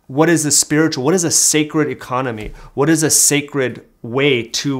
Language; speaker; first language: English; native; English